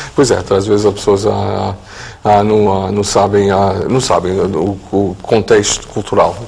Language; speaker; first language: Portuguese; early bilingual, heritage; English